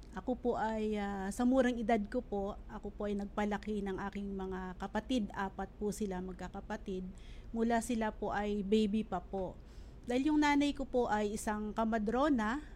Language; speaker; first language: Filipino; non-native, local second language; Hiligaynon